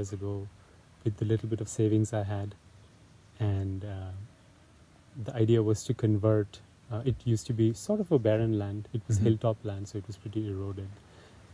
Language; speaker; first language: English; non-native, local second language; Hindi